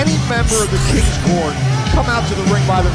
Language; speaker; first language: English; native; English